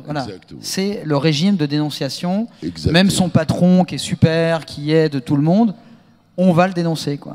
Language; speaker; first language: French; native; French